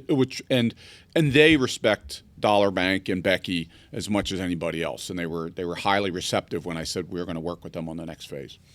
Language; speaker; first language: English; native; English